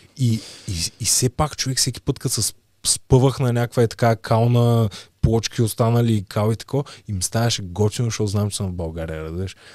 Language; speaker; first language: Bulgarian; native; Bulgarian